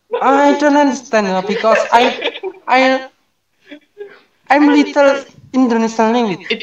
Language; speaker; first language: English; non-native, learner; Indonesian